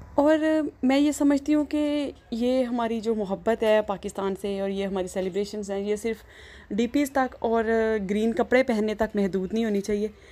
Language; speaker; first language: Urdu; native; Urdu